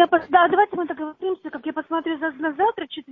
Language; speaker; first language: Russian; native; Russian